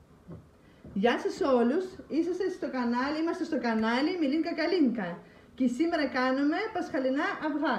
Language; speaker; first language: Greek; non-native, fluent; Russian